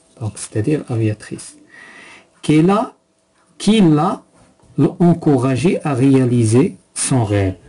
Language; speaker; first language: French; non-native, local second language; Arabic